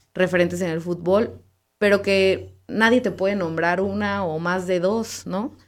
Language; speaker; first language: Spanish; native; Spanish